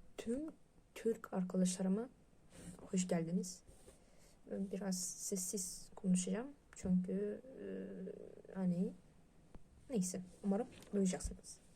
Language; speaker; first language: Turkish; non-native, learner; Russian